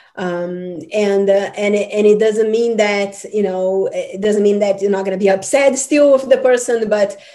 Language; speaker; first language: English; non-native, fluent; Portuguese